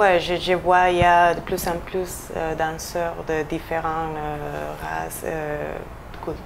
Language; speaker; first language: French; non-native, fluent; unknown